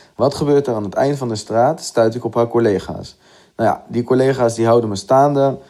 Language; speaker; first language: Dutch; native; Dutch